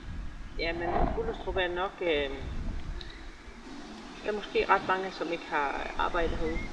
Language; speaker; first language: Danish; native; Danish